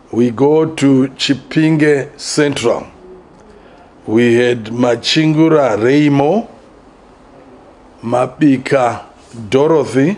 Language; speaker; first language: English; non-native, local second language; Shona